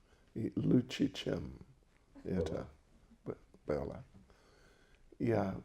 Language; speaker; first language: Russian; non-native, learner; English